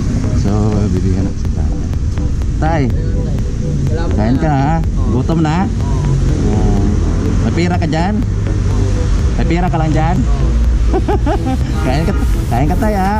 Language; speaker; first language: Filipino; non-native, local second language; Cebuano